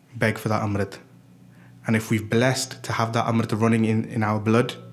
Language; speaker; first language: English; native; English